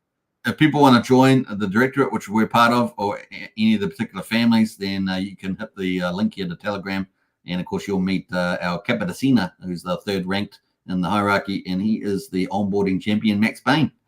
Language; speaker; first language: English; native; English